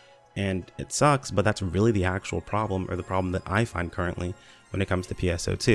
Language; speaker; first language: English; native; English